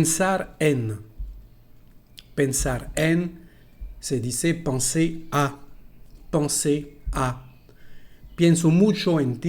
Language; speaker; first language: Spanish; non-native, fluent; French